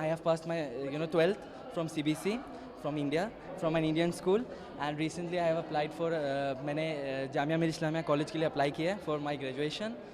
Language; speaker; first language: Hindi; non-native, fluent; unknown